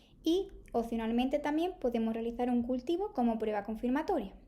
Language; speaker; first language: Spanish; native; Spanish